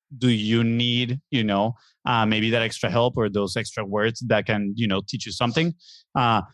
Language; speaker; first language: English; non-native, fluent; Spanish